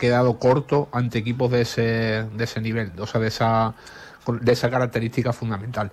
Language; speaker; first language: Spanish; native; Spanish